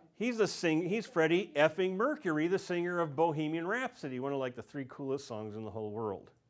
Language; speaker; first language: English; native; English